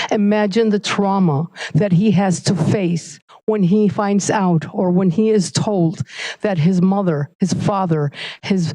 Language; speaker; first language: English; early bilingual, other home language; Arabic